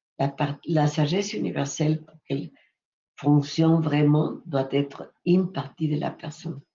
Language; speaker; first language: French; non-native, fluent; Spanish